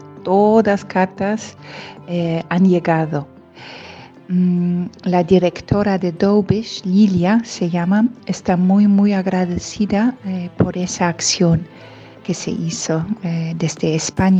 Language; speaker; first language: Spanish; non-native, fluent; Polish